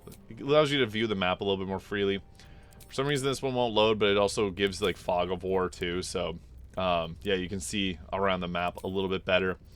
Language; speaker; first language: English; native; English